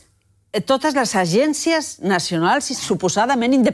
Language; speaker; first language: Catalan; native; Catalan